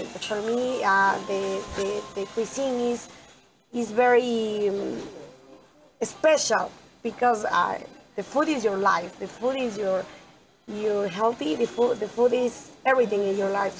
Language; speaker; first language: English; non-native, learner; Spanish